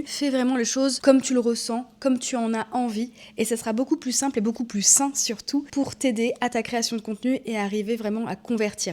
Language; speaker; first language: French; native; French